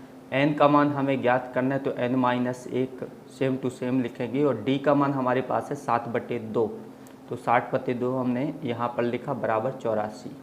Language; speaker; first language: Hindi; native; Hindi